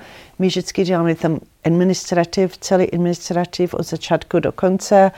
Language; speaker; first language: Czech; non-native, fluent; English